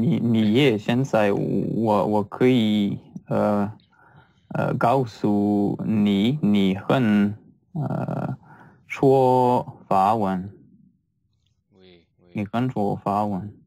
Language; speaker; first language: Chinese; non-native, learner; French